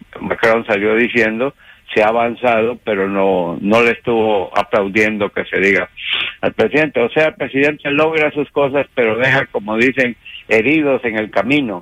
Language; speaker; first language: Spanish; native; Spanish